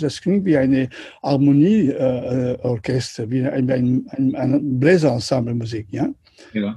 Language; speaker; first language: German; non-native, learner; Catalan